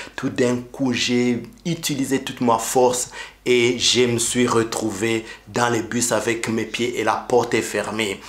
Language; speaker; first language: French; non-native, local second language; Kinyarwanda